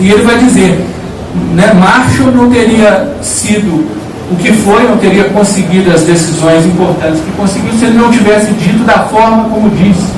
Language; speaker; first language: Portuguese; native; Portuguese